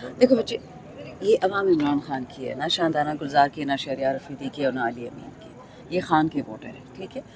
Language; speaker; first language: Urdu; non-native, local second language; Pashto